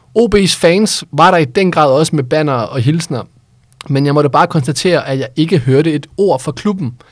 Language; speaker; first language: Danish; native; Danish